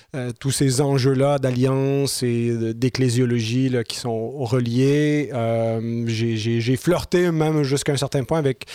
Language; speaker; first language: French; native; French